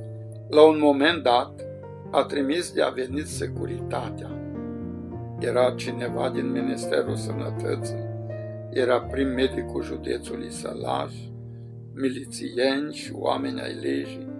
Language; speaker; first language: Romanian; native; Romanian